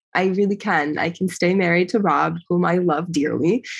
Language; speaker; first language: English; early bilingual, other home language; Ukrainian